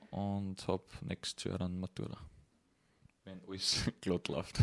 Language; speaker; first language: German; native; German